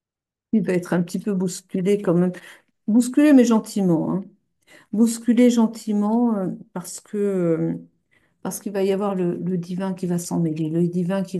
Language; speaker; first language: French; native; French